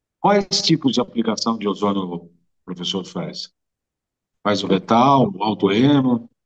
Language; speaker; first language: Portuguese; native; Portuguese